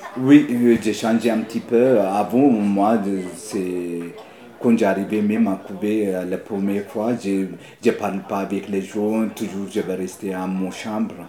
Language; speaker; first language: French; non-native, learner; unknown